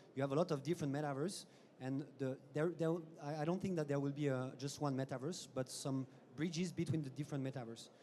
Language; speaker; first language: English; non-native, fluent; French